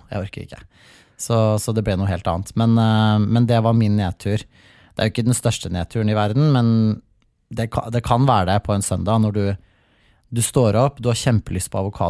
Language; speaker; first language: Norwegian; native; Norwegian